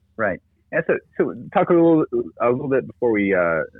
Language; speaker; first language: English; native; English